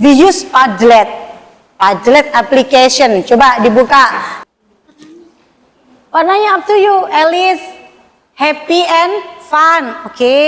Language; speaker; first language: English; non-native, learner; Indonesian